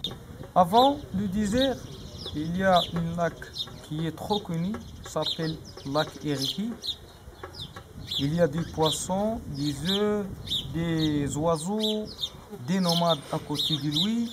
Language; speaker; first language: French; non-native, learner; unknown